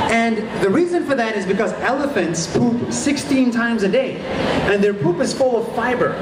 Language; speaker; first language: English; non-native, fluent; Arabic